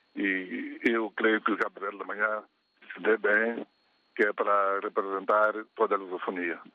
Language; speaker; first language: Portuguese; non-native, local second language; Tsonga